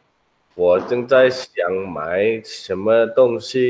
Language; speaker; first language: Chinese; non-native, learner; Indonesian